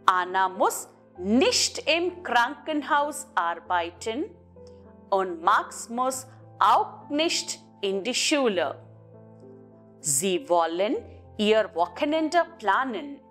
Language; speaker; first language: German; non-native, fluent; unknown